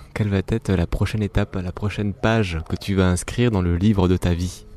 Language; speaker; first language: French; native; French